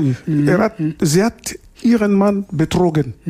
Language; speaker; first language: German; non-native, learner; Lingala